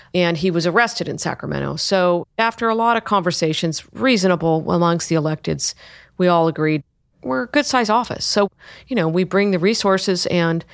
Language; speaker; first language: English; native; English